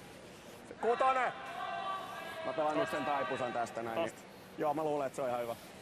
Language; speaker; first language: Finnish; native; Finnish